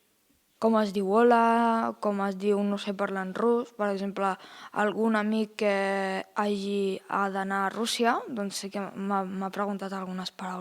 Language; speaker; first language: Catalan; early bilingual, heritage; Russian